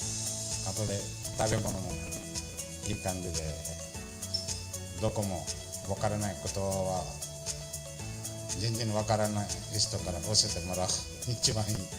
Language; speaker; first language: Japanese; non-native, learner; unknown